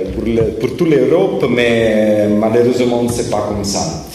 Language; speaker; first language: French; non-native, learner; Italian